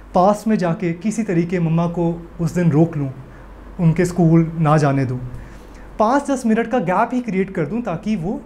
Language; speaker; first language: Hindi; native; Hindi